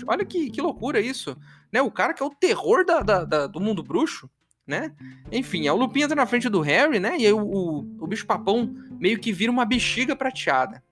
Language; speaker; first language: Portuguese; native; Portuguese